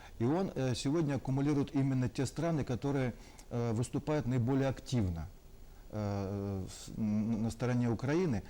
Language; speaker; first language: Russian; native; Russian